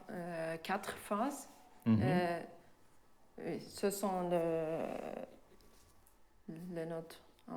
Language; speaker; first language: French; non-native, fluent; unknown